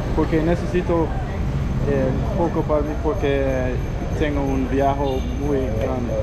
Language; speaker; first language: Spanish; non-native, learner; English